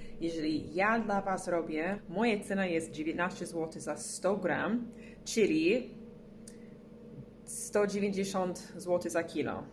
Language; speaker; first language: Polish; non-native, learner; English